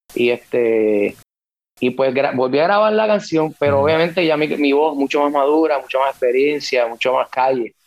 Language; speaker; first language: Spanish; native; Spanish